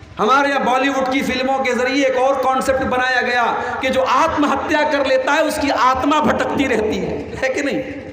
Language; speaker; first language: Urdu; native; Urdu